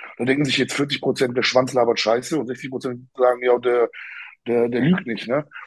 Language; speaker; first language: German; native; German